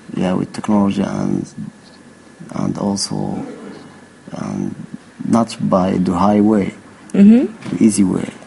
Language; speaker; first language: English; non-native, learner; Arabic